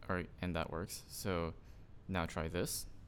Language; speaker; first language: English; native; English